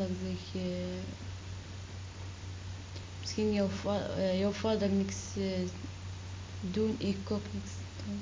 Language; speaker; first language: Dutch; non-native, learner; Arabic